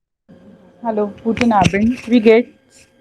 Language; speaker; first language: German; non-native, fluent; Hindi